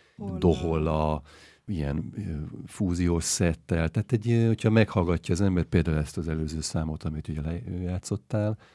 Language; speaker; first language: Hungarian; native; Hungarian